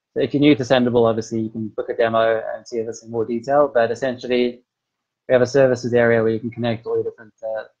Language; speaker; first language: English; native; English